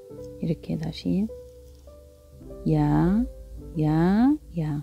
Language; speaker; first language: Korean; non-native, learner; Arabic